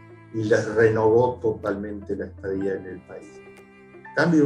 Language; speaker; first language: Spanish; native; Spanish